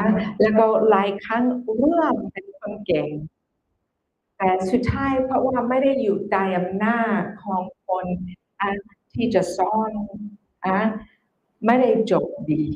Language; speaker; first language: Thai; non-native, fluent; English